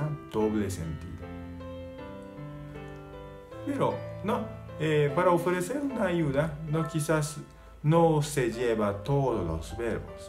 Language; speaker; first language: Spanish; non-native, fluent; Japanese